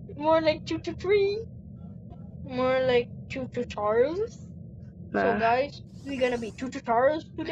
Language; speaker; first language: English; non-native, local second language; Filipino